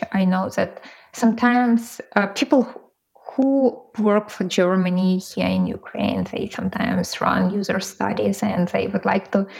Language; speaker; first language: English; non-native, fluent; Ukrainian